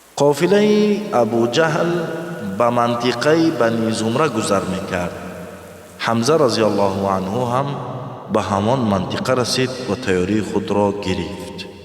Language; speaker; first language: Persian; native; Persian